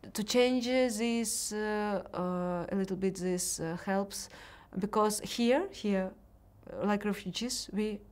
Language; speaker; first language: English; non-native, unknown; Russian